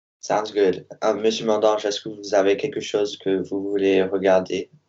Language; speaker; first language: French; non-native, learner; English